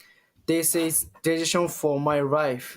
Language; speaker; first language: English; non-native, learner; Japanese